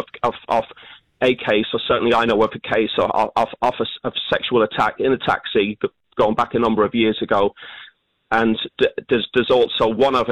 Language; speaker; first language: English; native; English